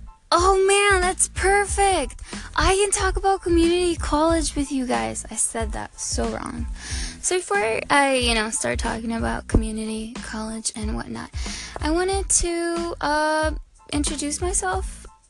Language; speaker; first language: English; native; English